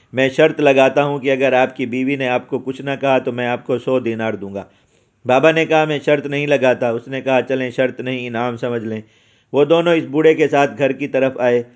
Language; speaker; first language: Urdu; native; Urdu